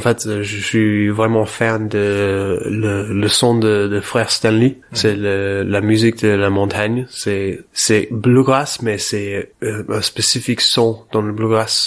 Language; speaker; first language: French; non-native, learner; English